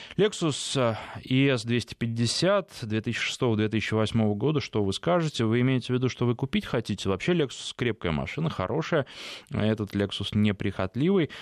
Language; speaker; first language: Russian; native; Russian